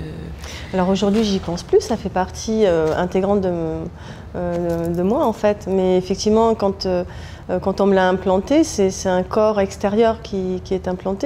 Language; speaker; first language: French; native; French